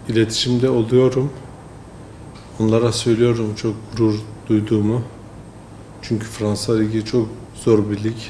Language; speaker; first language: Turkish; early bilingual, heritage; French